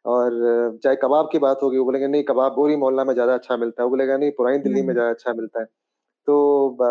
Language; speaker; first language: Hindi; native; Hindi